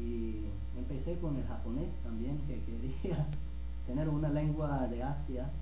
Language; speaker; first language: Spanish; non-native, fluent; English